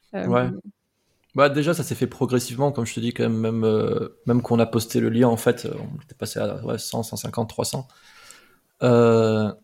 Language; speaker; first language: French; native; French